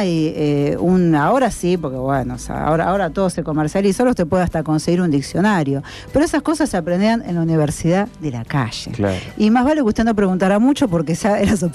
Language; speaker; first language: Spanish; native; Spanish